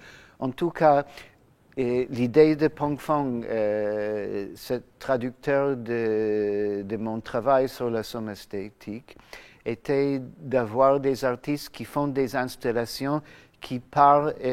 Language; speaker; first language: French; non-native, fluent; English